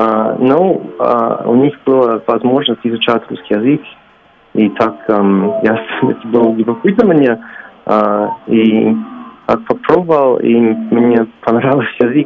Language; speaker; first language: Russian; non-native, learner; English